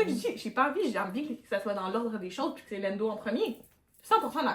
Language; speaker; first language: French; native; French